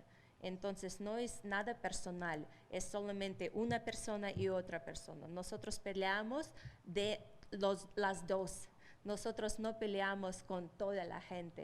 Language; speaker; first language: Spanish; non-native, fluent; Russian